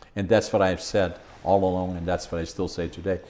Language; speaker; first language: English; non-native, fluent; Dutch